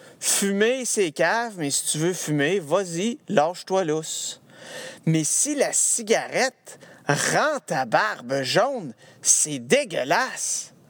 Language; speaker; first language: French; native; French